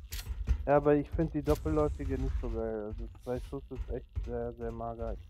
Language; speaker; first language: German; native; German